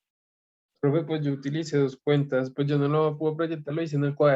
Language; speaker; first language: Spanish; native; Spanish